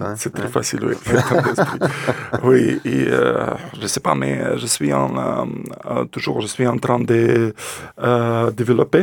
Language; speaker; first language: French; non-native, learner; Russian